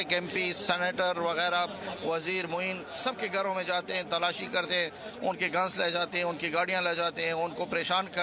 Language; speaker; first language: Hindi; non-native, fluent; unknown